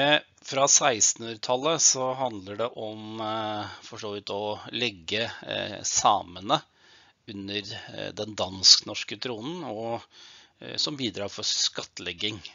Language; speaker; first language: Norwegian; native; Norwegian